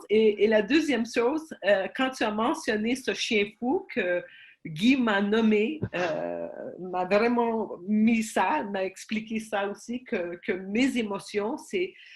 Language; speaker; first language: French; non-native, fluent; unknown